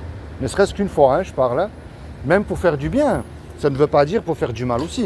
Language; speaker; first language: French; native; French